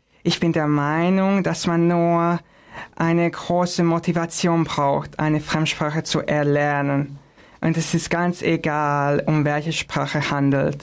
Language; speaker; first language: German; non-native, fluent; Hungarian